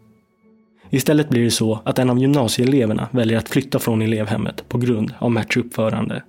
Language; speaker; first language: Swedish; native; Swedish